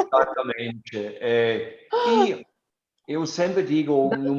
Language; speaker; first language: Portuguese; non-native, fluent; German